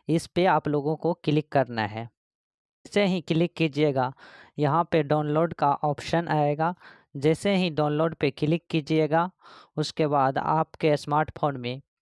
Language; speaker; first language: Hindi; native; Hindi